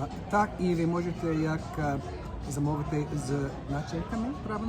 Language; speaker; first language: Ukrainian; non-native, learner; English